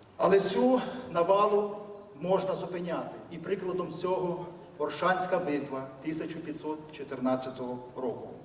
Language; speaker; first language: Ukrainian; native; Ukrainian